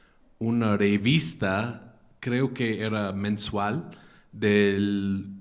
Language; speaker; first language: Spanish; non-native, fluent; English